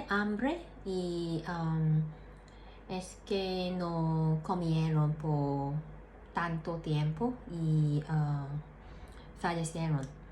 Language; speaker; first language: Spanish; non-native, learner; Cantonese